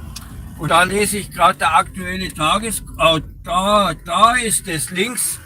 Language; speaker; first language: German; native; German